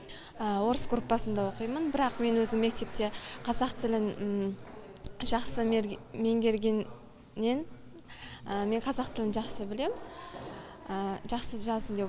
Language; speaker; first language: Kazakh; non-native, local second language; Russian